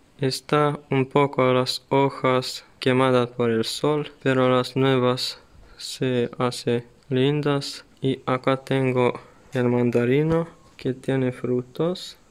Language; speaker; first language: Spanish; non-native, learner; Serbian